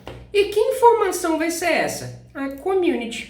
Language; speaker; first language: Portuguese; native; Portuguese